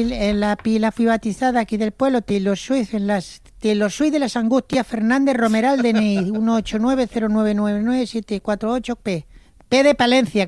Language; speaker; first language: Spanish; native; Spanish